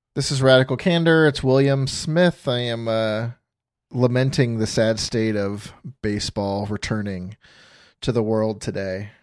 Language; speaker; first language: English; native; English